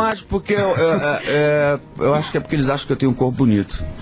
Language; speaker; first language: Portuguese; native; Portuguese